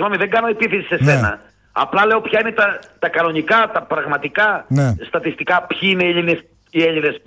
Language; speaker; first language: Greek; native; Greek